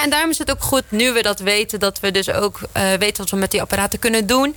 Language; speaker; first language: Dutch; native; Dutch